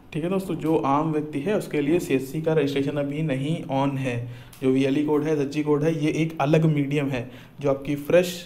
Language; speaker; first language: Hindi; native; Hindi